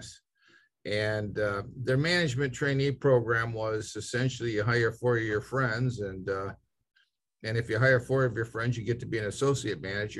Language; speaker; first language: English; native; English